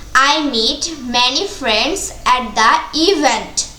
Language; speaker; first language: English; non-native, local second language; Bangla